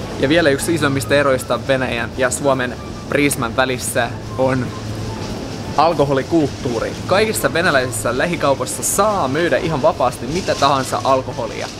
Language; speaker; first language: Finnish; non-native, fluent; Russian